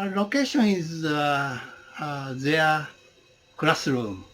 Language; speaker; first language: English; non-native, learner; Japanese